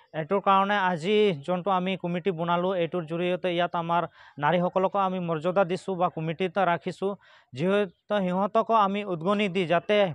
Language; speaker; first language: Assamese; non-native, local second language; Santali